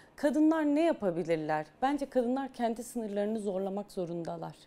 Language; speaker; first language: Turkish; native; Turkish